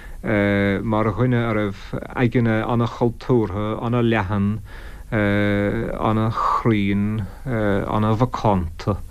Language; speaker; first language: Irish; non-native, local second language; English